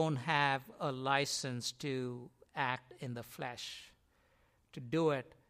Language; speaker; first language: English; non-native, local second language; Tamil